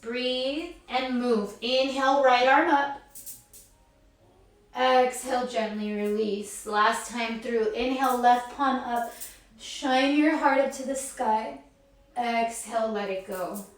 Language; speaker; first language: English; native; English